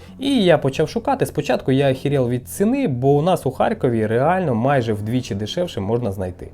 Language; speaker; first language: Ukrainian; non-native, local second language; Russian